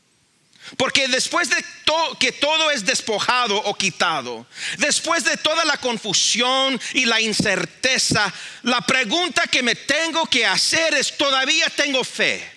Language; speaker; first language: Spanish; early bilingual, heritage; Spanish